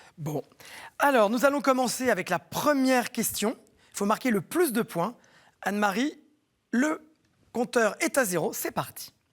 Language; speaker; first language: French; native; French